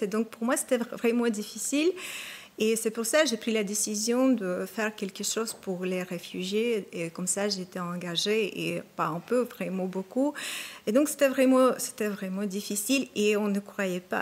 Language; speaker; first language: French; non-native, fluent; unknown